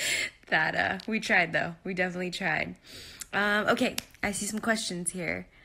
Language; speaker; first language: English; native; English